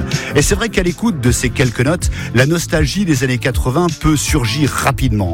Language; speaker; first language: French; native; French